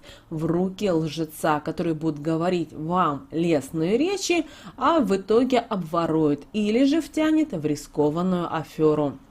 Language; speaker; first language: Russian; native; Russian